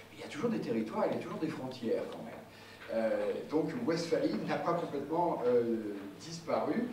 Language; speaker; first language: French; native; French